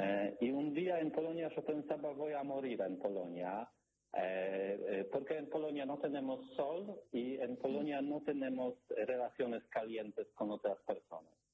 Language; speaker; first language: Spanish; non-native, learner; Polish